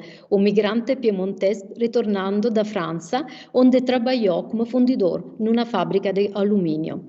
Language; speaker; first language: Portuguese; non-native, fluent; Italian